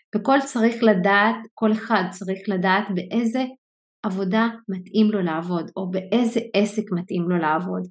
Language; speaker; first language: Hebrew; non-native, local second language; Arabic